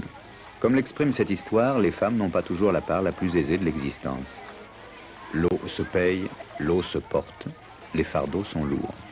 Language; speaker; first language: French; native; French